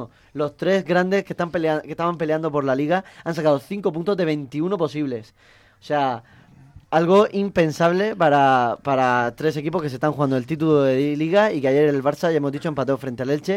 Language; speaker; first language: Spanish; native; Spanish